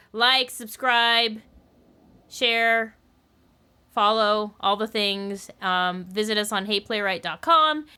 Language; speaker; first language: English; native; English